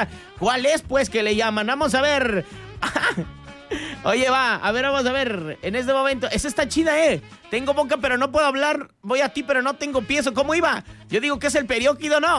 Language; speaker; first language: Spanish; native; Spanish